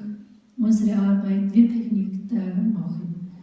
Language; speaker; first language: German; non-native, fluent; Urdu